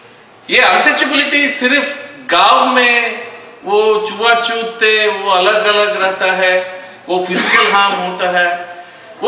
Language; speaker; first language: Hindi; non-native, local second language; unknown